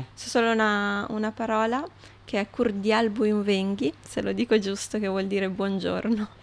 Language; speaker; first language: Italian; native; Italian